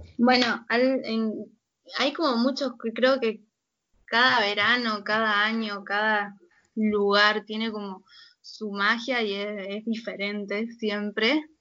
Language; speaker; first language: Spanish; native; Spanish